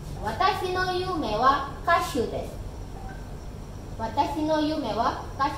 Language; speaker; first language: Japanese; non-native, fluent; Indonesian